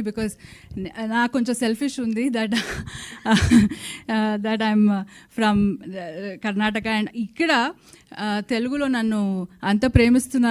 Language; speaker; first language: Telugu; non-native, local second language; Kannada